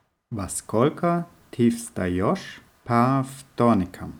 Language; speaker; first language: Russian; non-native, learner; German